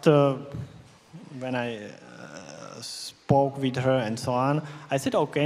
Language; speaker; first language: English; non-native, learner; Slovak